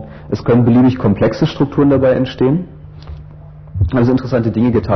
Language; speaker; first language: German; native; German